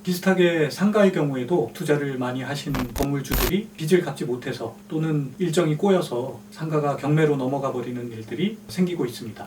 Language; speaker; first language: Korean; native; Korean